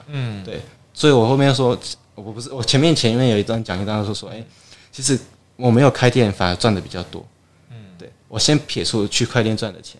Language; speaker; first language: Chinese; native; Chinese